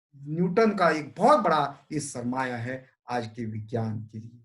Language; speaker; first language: Hindi; non-native, local second language; Marathi